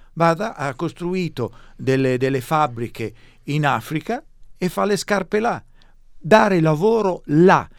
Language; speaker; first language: Italian; native; Italian